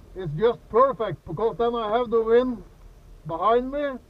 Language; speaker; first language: English; non-native, fluent; Norwegian